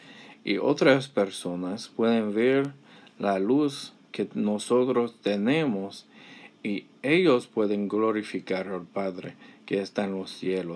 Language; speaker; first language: Spanish; non-native, fluent; English